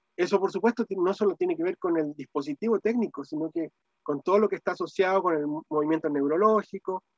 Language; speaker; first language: Spanish; native; Spanish